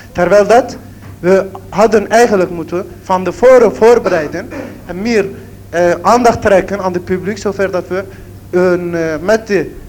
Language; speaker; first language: Dutch; non-native, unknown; Turkish